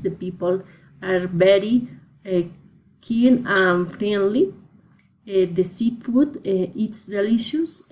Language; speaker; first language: English; non-native, learner; Spanish